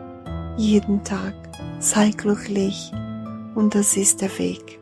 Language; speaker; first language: German; non-native, fluent; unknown